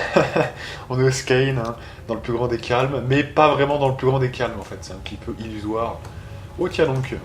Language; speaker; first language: French; native; French